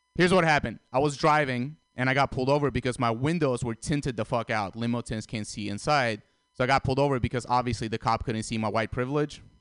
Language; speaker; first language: English; early bilingual, other home language; Russian